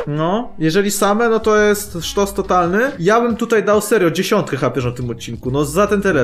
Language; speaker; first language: Polish; native; Polish